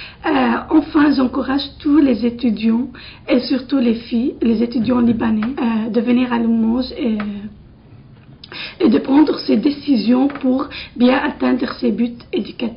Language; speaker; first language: French; non-native, local second language; Arabic